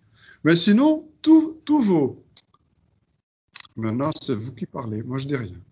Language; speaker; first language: French; non-native, fluent; Dutch